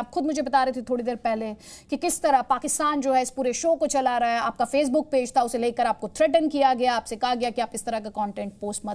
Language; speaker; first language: Hindi; native; Hindi